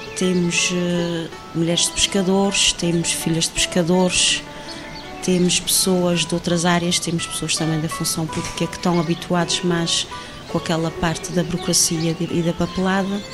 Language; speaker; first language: Portuguese; native; Portuguese